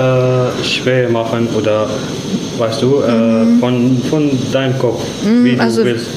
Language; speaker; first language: German; non-native, learner; Arabic